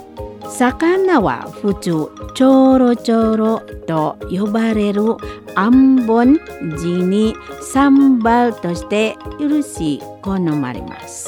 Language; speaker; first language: Japanese; non-native, learner; Indonesian